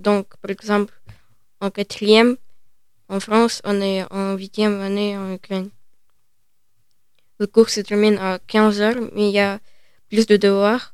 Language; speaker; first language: French; early bilingual, other home language; Ukrainian